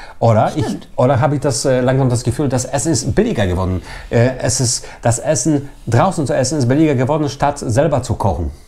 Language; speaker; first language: German; non-native, fluent; Polish